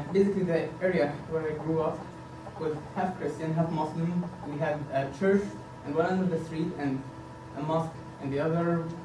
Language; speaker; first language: English; non-native, fluent; Arabic